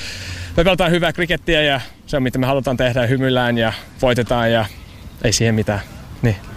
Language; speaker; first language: Finnish; non-native, fluent; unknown